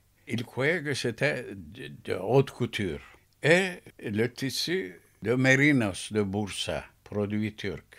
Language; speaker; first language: French; non-native, fluent; Turkish